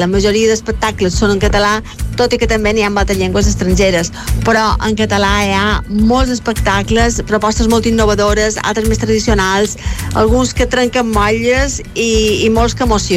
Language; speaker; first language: Catalan; native; Catalan